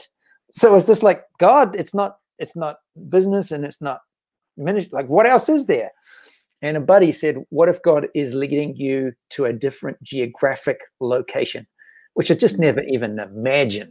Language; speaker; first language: English; native; English